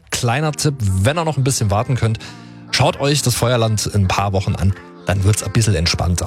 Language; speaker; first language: German; native; German